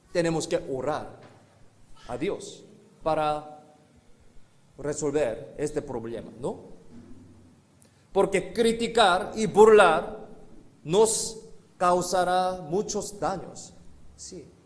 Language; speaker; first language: Spanish; non-native, learner; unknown